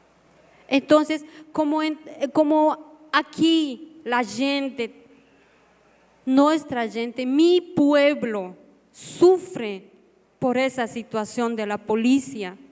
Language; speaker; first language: Portuguese; non-native, learner; Spanish